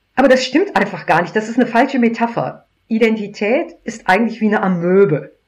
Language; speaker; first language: German; native; German